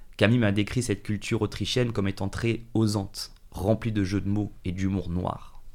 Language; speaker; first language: French; early bilingual, other home language; English